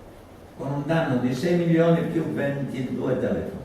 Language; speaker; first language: Italian; native; Italian